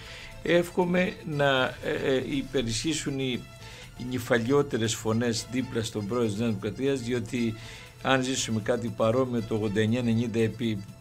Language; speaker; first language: Greek; native; Greek